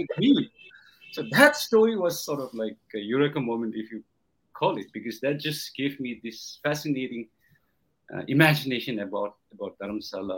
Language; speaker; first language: English; non-native, local second language; Tibetan